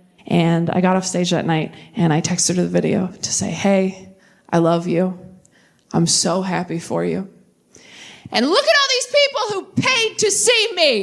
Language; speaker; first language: English; native; English